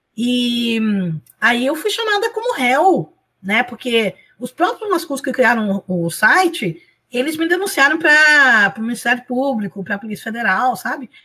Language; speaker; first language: Portuguese; early bilingual, other home language; Spanish